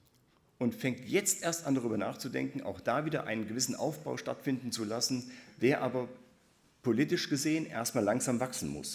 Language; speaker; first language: German; native; German